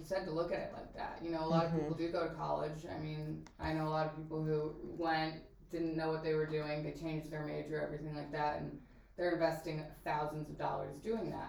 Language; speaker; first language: English; native; English